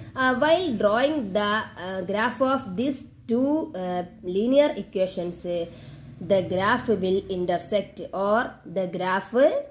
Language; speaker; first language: English; non-native, local second language; Malayalam